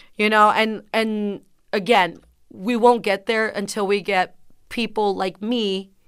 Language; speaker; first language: English; early bilingual, other home language; Spanish